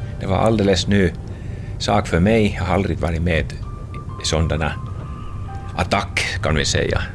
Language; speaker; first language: Swedish; non-native, local second language; Finnish